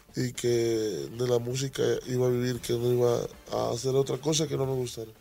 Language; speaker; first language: Spanish; native; Spanish